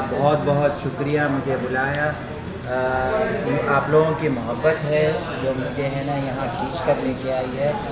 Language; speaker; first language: Urdu; non-native, fluent; Arabic